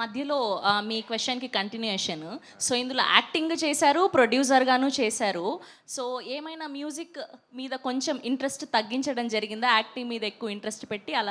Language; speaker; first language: Telugu; native; Telugu